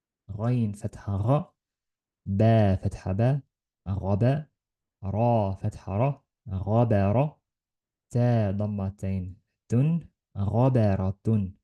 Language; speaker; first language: Arabic; non-native, learner; Estonian